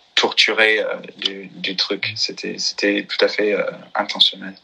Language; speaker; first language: French; non-native, fluent; English